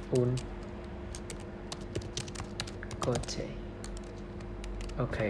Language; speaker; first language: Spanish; non-native, learner; Thai